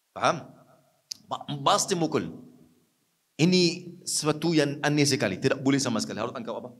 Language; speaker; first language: Malay; non-native, fluent; Arabic